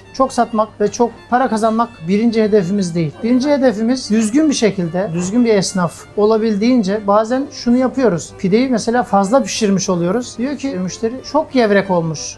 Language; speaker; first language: Turkish; native; Turkish